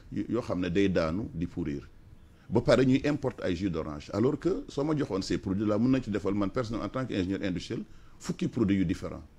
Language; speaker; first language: French; non-native, local second language; Wolof